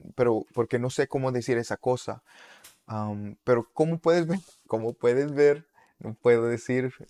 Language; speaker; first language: Spanish; non-native, learner; English